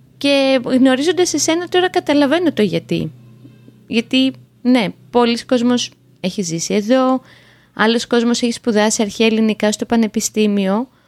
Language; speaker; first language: Greek; native; Greek